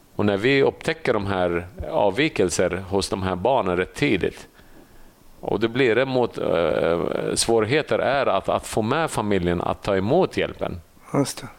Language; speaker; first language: Swedish; early bilingual, other home language; Assyrian Neo-Aramaic